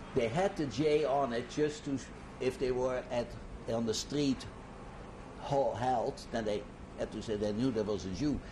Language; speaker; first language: English; non-native, fluent; Dutch